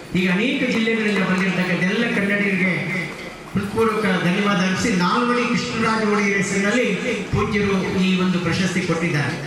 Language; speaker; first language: Kannada; native; Kannada